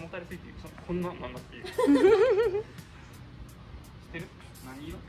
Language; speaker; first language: Japanese; native; Japanese